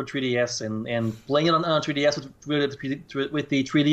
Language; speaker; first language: English; non-native, fluent; Portuguese